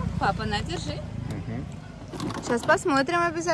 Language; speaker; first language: Russian; native; Russian